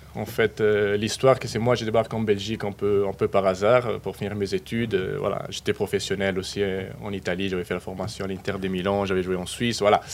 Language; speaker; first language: French; non-native, fluent; Spanish